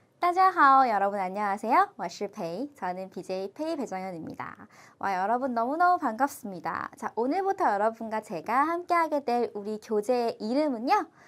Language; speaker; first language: Korean; native; Korean